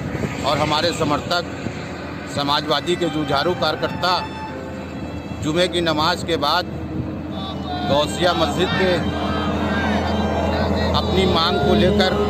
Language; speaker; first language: Hindi; native; Hindi